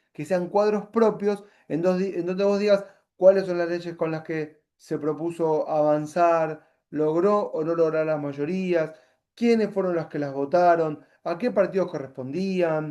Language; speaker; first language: Spanish; native; Spanish